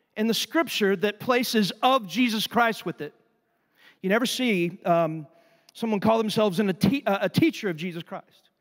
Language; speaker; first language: English; native; English